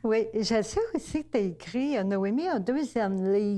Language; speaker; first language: French; native; French